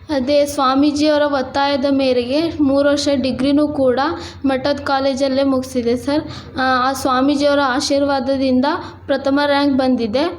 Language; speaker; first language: Kannada; non-native, local second language; Lambadi